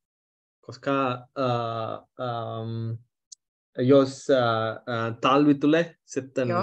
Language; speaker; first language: Finnish; non-native, learner; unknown